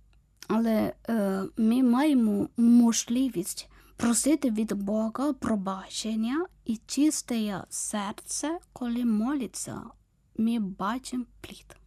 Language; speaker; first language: Ukrainian; non-native, learner; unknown